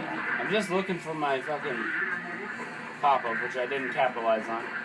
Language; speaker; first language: English; native; English